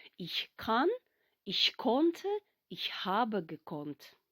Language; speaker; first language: German; non-native, fluent; Ukrainian